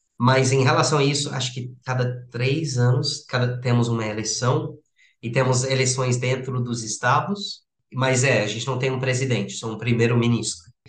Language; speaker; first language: Portuguese; non-native, fluent; English